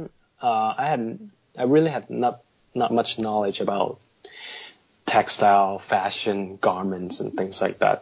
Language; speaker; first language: English; non-native, local second language; Cantonese